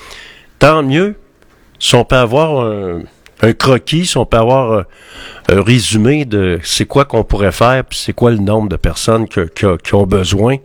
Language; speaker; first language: French; native; French